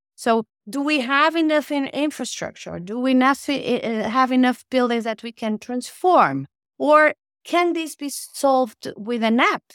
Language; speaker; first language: English; non-native, fluent; Portuguese